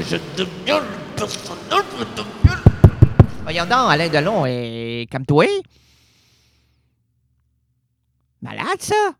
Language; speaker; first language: French; native; French